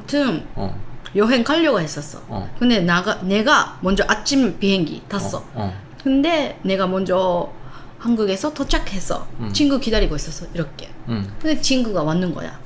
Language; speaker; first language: Korean; non-native, learner; Japanese